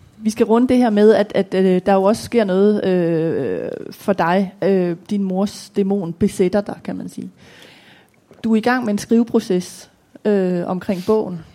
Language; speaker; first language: Danish; native; Danish